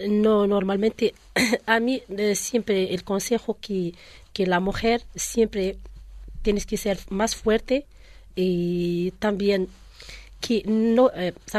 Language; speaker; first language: Spanish; non-native, learner; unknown